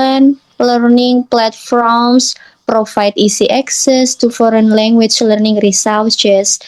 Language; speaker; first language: English; non-native, learner; Indonesian